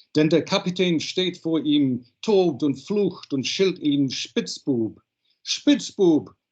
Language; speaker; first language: German; non-native, fluent; English